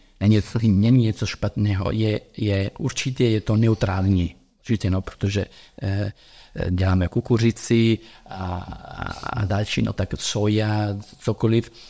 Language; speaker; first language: Czech; non-native, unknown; Italian